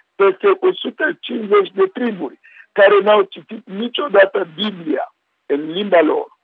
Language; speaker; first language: Romanian; non-native, fluent; Sango